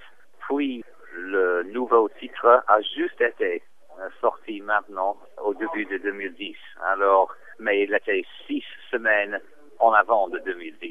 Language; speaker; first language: French; non-native, fluent; English